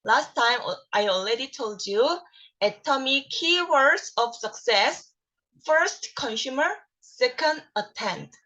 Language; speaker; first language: English; non-native, learner; Korean